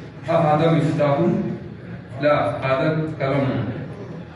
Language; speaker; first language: Arabic; non-native, learner; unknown